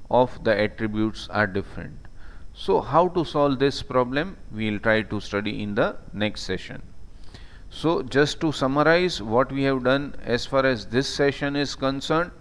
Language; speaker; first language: English; non-native, local second language; Gujarati